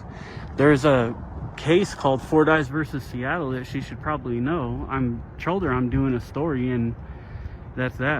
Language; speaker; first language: English; native; English